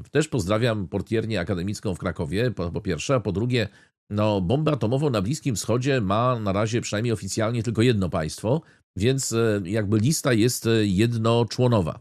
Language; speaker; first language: Polish; native; Polish